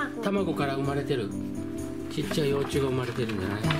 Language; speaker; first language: Japanese; native; Japanese